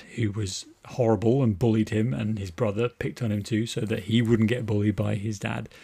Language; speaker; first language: English; native; English